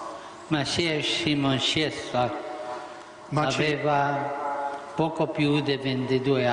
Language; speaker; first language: Italian; non-native, fluent; Spanish